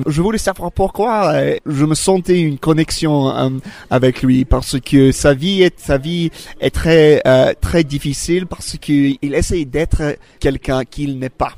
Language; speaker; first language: French; non-native, learner; English